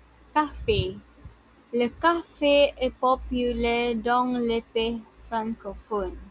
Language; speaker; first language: French; non-native, learner; Malay